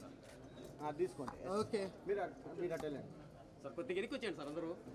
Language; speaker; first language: Telugu; native; Telugu